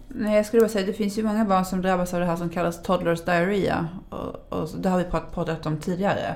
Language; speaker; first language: Swedish; native; Swedish